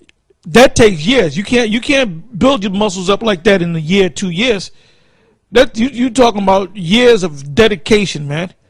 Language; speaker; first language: English; native; English